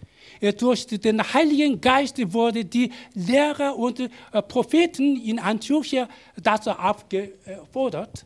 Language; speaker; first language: German; non-native, learner; Korean